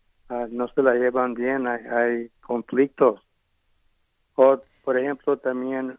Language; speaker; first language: Spanish; early bilingual, heritage; Spanish